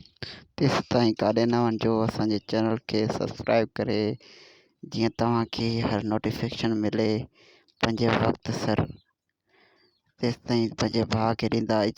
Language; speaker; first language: Sindhi; native; Sindhi